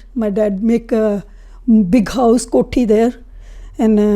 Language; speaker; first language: English; non-native, local second language; Punjabi